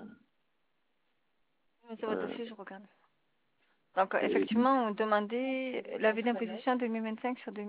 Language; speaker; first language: French; native; French